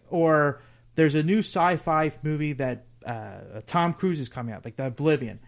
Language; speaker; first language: English; native; English